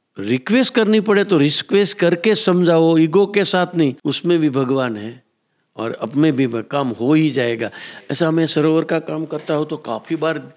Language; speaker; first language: Hindi; non-native, local second language; Gujarati